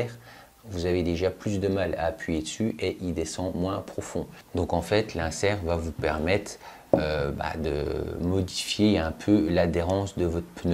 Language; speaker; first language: French; native; French